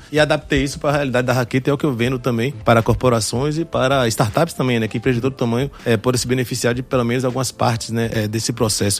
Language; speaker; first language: Portuguese; early bilingual, other home language; French